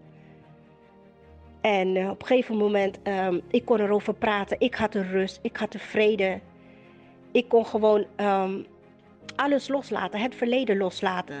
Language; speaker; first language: Dutch; native; Dutch